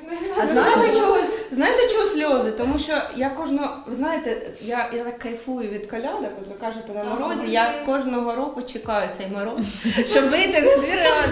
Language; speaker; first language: Ukrainian; native; Ukrainian